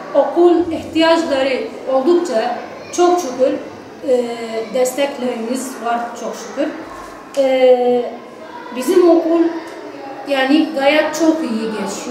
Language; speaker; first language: Turkish; non-native, learner; Arabic